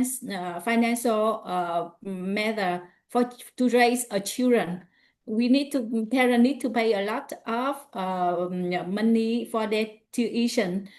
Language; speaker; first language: English; non-native, learner; Vietnamese